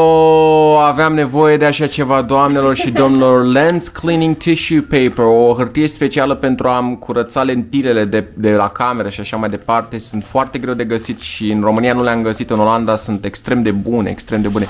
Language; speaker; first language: Romanian; native; Romanian